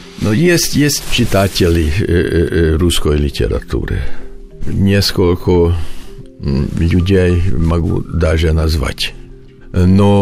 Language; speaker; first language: Russian; non-native, learner; Hungarian